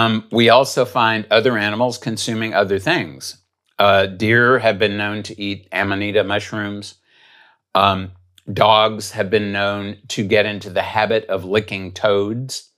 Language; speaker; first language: English; native; English